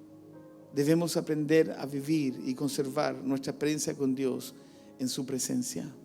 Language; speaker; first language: Spanish; native; Spanish